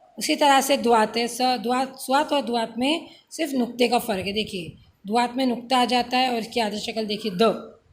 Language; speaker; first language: Urdu; native; Urdu